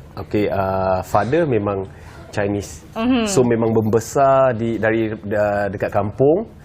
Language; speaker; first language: Malay; native; Malay